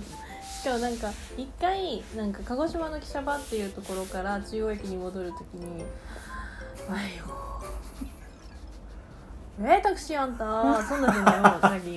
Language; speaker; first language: Japanese; native; Japanese